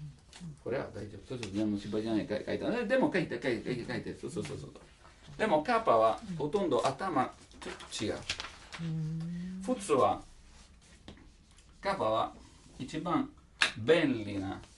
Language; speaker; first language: Japanese; non-native, learner; Italian